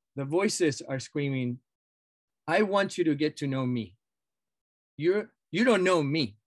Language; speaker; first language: English; non-native, fluent; Spanish